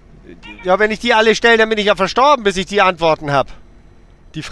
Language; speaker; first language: German; native; German